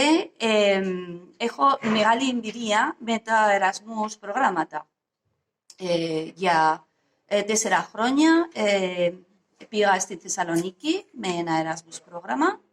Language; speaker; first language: Greek; non-native, fluent; Spanish